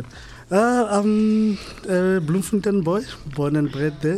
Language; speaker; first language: English; non-native, local second language; Southern Sotho